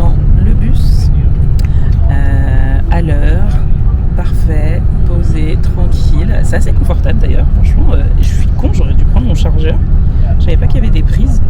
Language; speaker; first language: French; native; French